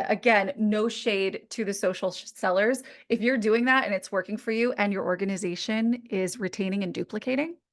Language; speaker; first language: English; native; English